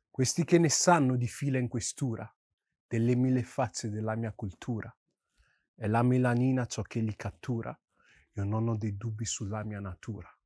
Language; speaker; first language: Italian; early bilingual, other home language; Yoruba